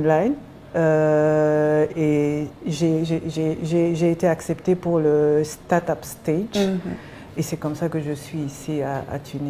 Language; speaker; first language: French; non-native, local second language; Kinyarwanda